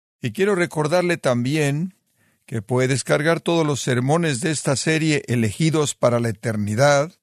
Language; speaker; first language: Spanish; native; Spanish